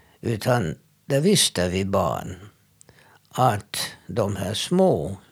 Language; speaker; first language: Swedish; non-native, fluent; Hungarian